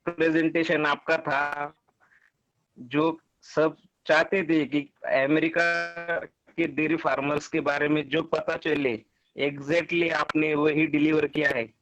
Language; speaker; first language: Hindi; non-native, local second language; Marathi